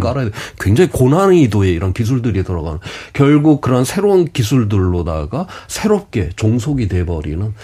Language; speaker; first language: Korean; native; Korean